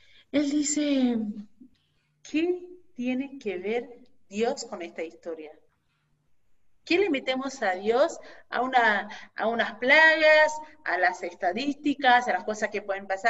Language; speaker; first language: Spanish; non-native, fluent; Hebrew